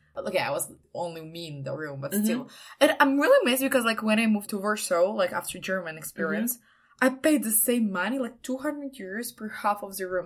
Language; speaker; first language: English; non-native, fluent; Ukrainian